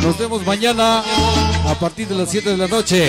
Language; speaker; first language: Spanish; native; Spanish